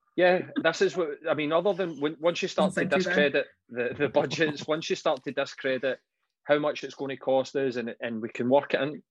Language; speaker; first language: English; native; English